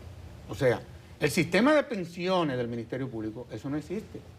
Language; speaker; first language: Spanish; native; Spanish